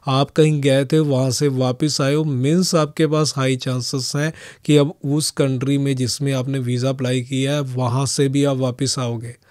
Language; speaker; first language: Hindi; non-native, local second language; Punjabi